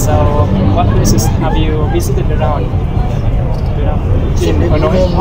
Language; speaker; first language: English; non-native, learner; Vietnamese